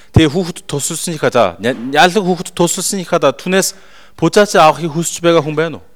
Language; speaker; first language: Mongolian; non-native, fluent; Korean